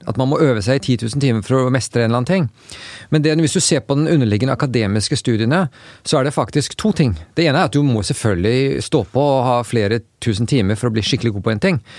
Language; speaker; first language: Norwegian; native; Norwegian